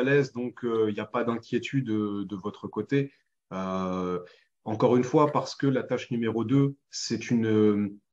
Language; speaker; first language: French; native; French